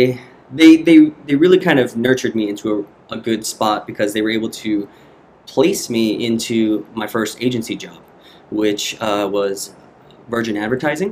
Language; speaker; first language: English; native; English